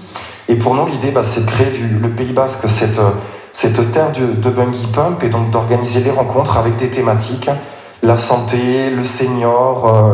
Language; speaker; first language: French; native; French